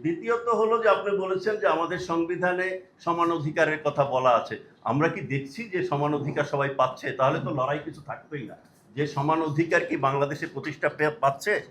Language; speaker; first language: Bangla; non-native, local second language; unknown